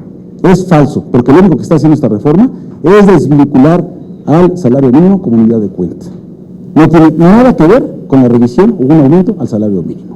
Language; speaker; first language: Spanish; native; Spanish